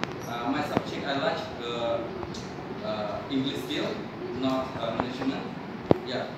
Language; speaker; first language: English; non-native, learner; Khmer